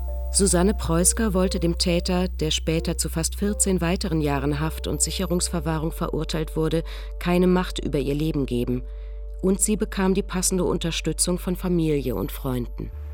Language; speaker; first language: German; native; German